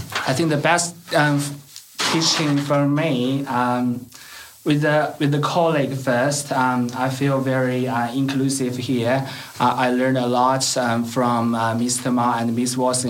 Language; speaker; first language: English; non-native, learner; Chinese